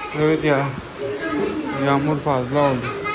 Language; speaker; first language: Turkish; non-native, learner; Urdu